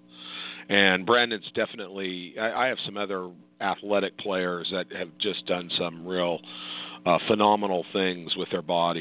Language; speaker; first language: English; native; English